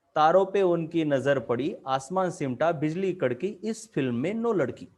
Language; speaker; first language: Hindi; non-native, local second language; Marathi